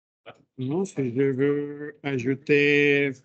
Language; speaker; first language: French; non-native, fluent; Spanish